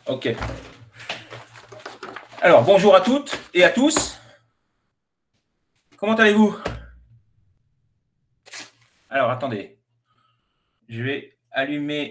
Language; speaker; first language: French; native; French